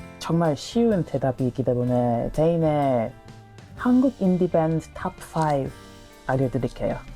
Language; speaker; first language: Korean; non-native, learner; English